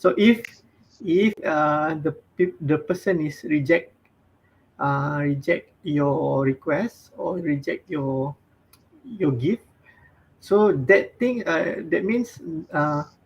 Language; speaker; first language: English; non-native, fluent; Malay